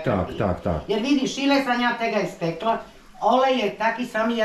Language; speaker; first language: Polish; non-native, learner; Croatian